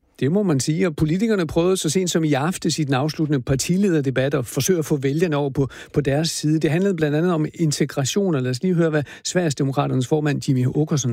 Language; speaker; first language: Danish; native; Danish